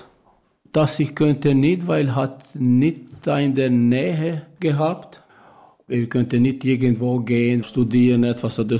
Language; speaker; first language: German; non-native, learner; Albanian